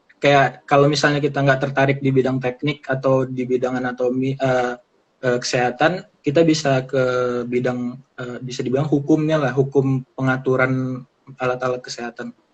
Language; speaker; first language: Indonesian; native; Indonesian